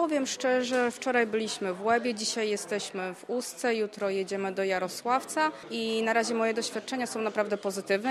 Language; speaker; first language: Polish; native; Polish